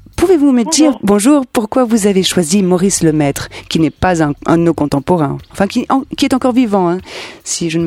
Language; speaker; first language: French; native; French